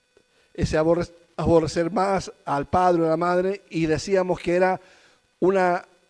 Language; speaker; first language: Spanish; native; Spanish